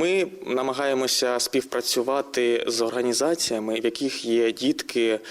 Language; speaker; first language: Ukrainian; native; Ukrainian